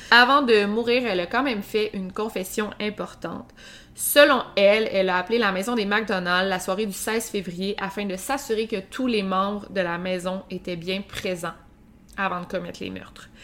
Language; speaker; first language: French; native; French